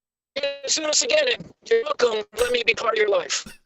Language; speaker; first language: English; native; English